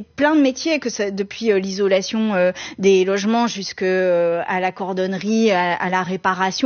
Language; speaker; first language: French; native; French